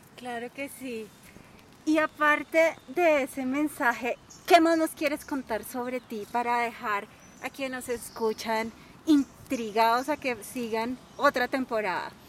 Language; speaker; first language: Spanish; native; Spanish